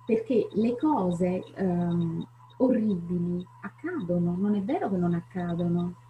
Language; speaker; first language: Italian; native; Italian